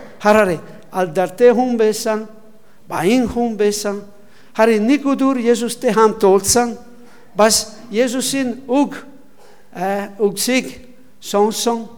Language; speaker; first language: Mongolian; non-native, learner; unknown